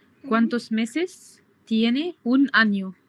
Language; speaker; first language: Spanish; non-native, fluent; Arabic